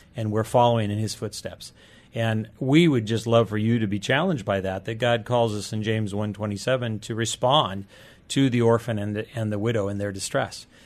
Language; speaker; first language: English; native; English